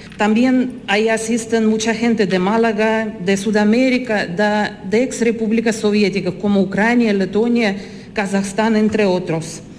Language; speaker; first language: Spanish; non-native, fluent; Russian